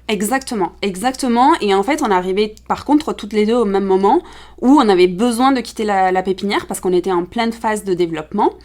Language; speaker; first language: French; early bilingual, other home language; Spanish